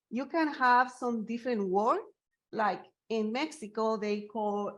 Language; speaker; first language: English; non-native, learner; Spanish